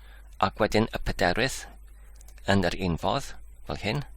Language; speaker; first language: Welsh; non-native, fluent; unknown